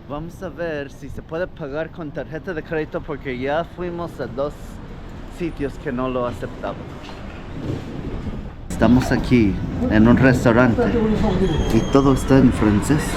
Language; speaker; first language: Spanish; non-native, fluent; English